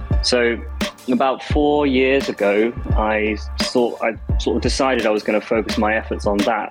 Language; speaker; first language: English; native; English